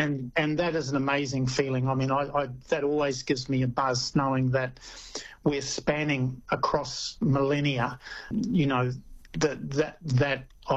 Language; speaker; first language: English; native; English